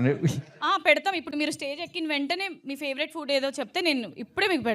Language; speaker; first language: Telugu; native; Telugu